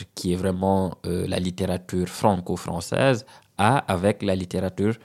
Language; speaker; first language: French; non-native, local second language; Serer